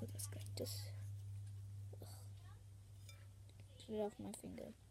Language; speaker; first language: English; native; English